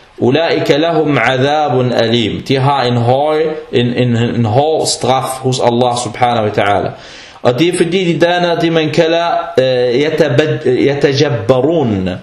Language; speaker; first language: Danish; early bilingual, other home language; Arabic